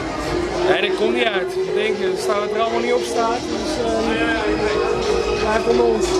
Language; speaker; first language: Dutch; native; Dutch